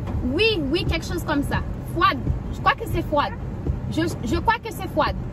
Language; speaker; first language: French; non-native, local second language; Haitian Creole